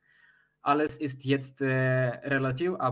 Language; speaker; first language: German; non-native, fluent; Ukrainian